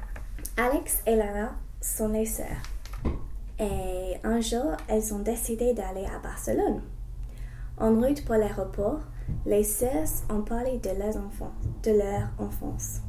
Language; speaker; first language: French; non-native, learner; English